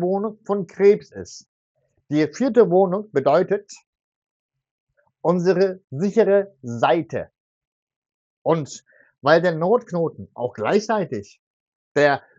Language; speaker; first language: German; non-native, fluent; Turkish